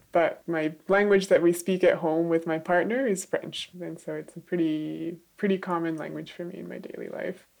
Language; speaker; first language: English; native; English